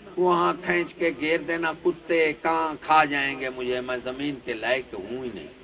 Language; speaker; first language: Urdu; non-native, local second language; Punjabi